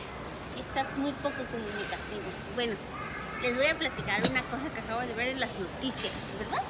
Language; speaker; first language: Spanish; native; Spanish